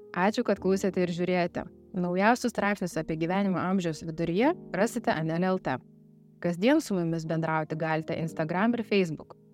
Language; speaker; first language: Lithuanian; native; Lithuanian